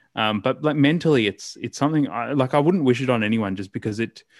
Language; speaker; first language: English; native; English